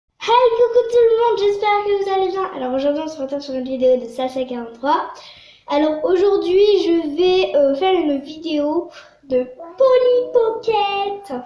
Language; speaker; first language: French; native; French